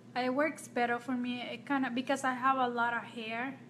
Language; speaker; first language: English; non-native, fluent; Spanish